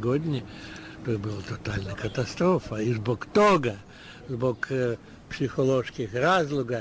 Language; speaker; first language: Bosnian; non-native, learner; Russian